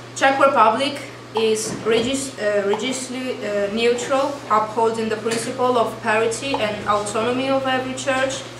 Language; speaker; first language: English; non-native, fluent; Italian